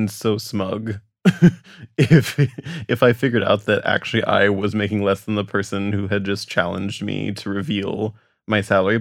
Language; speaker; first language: English; native; English